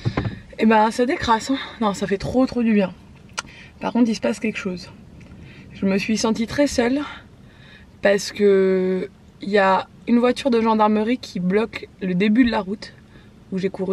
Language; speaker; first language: French; native; French